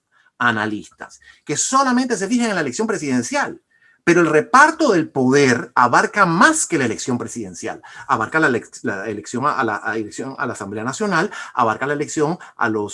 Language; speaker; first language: Spanish; native; Spanish